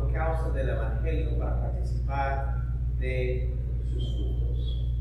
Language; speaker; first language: Spanish; non-native, fluent; English